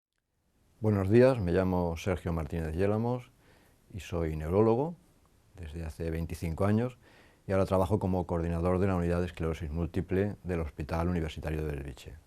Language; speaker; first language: Spanish; native; Spanish